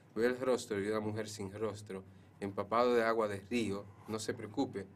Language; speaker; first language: Spanish; native; Spanish